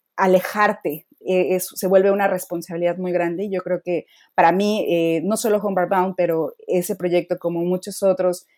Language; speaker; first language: Spanish; native; Spanish